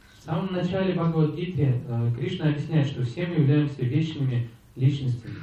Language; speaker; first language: Russian; native; Russian